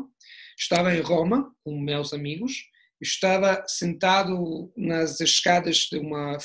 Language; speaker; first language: Portuguese; non-native, fluent; Italian